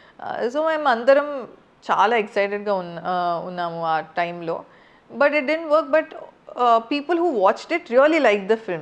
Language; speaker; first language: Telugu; non-native, fluent; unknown